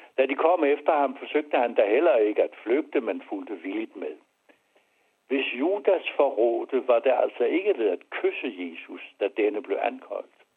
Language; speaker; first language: Danish; early bilingual, other home language; French